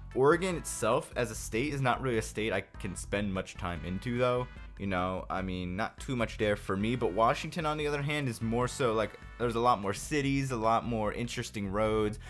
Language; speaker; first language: English; native; English